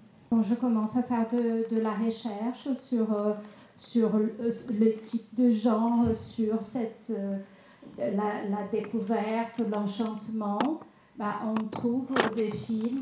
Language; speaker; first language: French; non-native, fluent; Portuguese